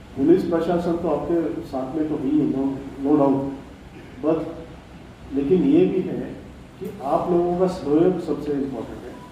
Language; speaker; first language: Hindi; non-native, local second language; Marathi